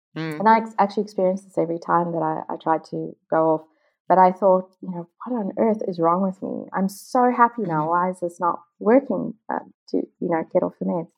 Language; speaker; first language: English; native; English